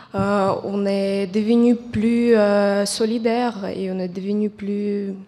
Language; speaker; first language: French; non-native, fluent; Ukrainian